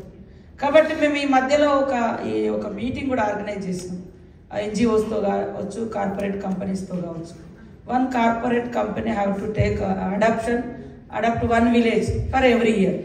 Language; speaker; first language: Telugu; native; Telugu